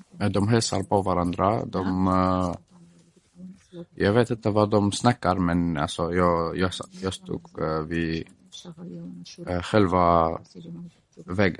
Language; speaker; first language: Swedish; non-native, fluent; Arabic